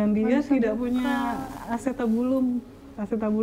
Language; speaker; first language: Indonesian; native; Indonesian